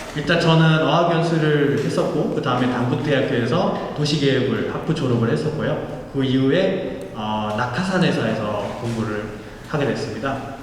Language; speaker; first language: Korean; non-native, fluent; Nepali